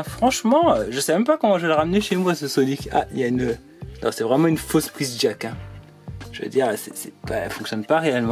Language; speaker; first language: French; native; French